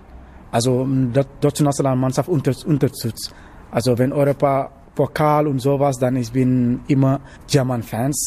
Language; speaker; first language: German; non-native, learner; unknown